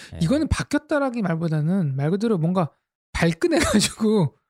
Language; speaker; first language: Korean; native; Korean